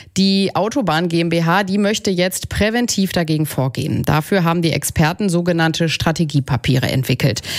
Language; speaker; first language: German; native; German